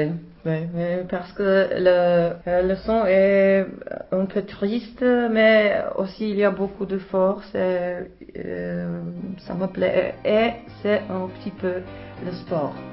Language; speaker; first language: French; non-native, learner; Czech